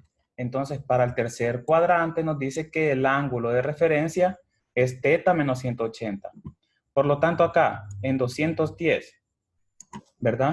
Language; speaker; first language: Spanish; native; Spanish